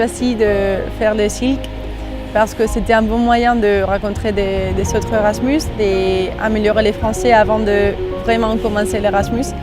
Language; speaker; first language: French; non-native, fluent; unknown